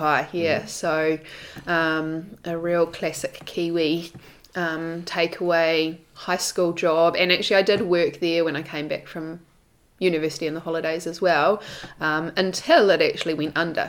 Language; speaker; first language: English; native; English